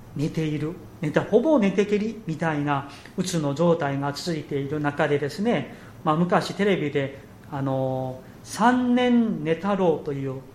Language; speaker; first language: Japanese; non-native, fluent; Korean